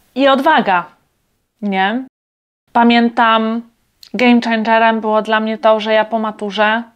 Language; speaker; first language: Polish; non-native, fluent; Latvian